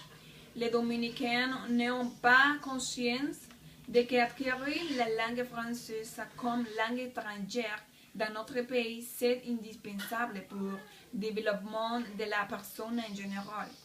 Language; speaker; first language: French; non-native, learner; Spanish